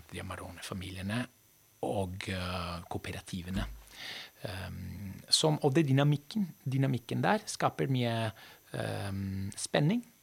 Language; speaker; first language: Norwegian; non-native, fluent; Italian